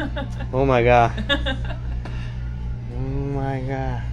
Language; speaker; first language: English; non-native, learner; Japanese